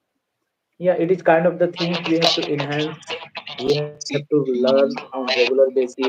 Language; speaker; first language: English; non-native, fluent; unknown